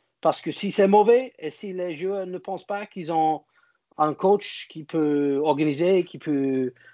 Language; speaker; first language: French; non-native, learner; English